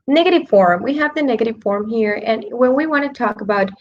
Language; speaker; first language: English; non-native, fluent; Spanish